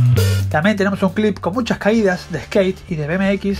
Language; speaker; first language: Spanish; native; Spanish